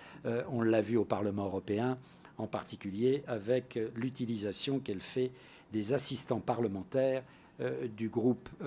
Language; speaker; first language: French; native; French